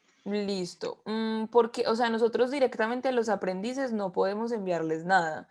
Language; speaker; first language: Spanish; native; Spanish